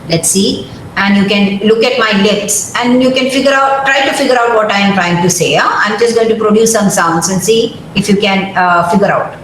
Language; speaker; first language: English; non-native, local second language; Malayalam